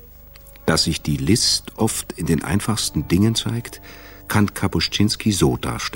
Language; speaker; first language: German; native; German